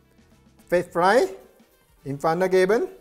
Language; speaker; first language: German; non-native, learner; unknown